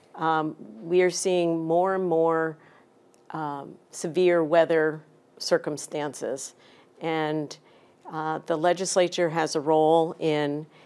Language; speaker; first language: English; native; English